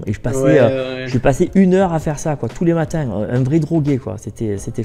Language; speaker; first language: French; native; French